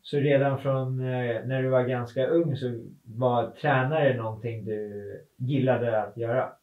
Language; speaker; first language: Swedish; native; Swedish